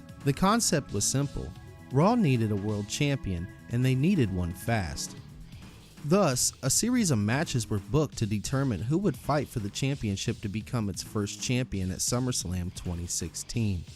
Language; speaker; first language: English; native; English